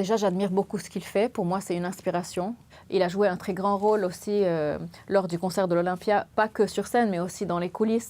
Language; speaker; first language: French; non-native, local second language; Arabic